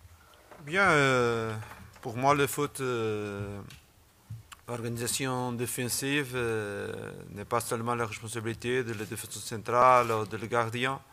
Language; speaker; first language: French; non-native, learner; Portuguese